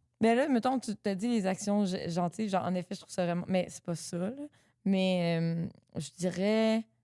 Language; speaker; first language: French; native; French